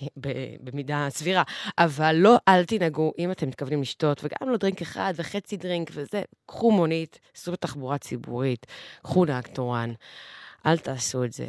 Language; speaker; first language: Hebrew; native; Hebrew